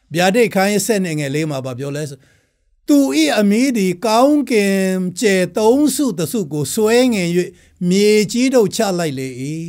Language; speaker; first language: Burmese; non-native, local second language; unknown